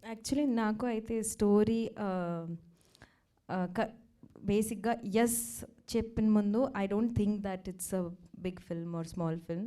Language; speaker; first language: Telugu; non-native, fluent; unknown